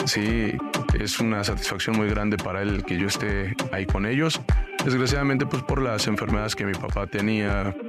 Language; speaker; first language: Spanish; native; Spanish